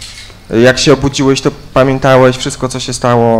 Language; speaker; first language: Polish; native; Polish